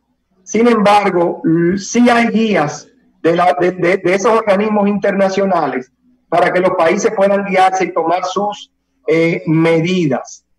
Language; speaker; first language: Spanish; native; Spanish